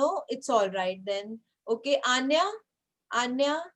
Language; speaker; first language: English; non-native, local second language; Hindi